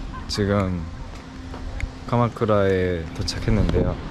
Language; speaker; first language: Korean; early bilingual, heritage; English